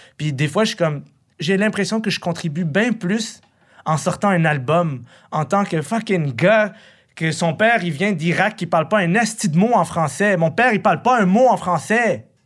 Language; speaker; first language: French; early bilingual, other home language; Arabic